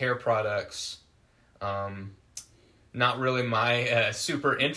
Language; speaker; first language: English; native; English